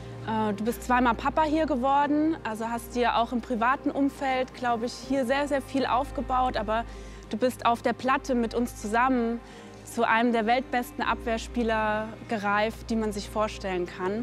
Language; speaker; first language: German; native; German